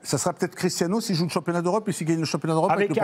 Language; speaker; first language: French; native; French